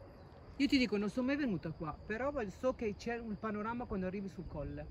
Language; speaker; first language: Italian; native; Italian